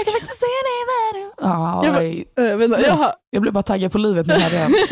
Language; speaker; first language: Swedish; native; Swedish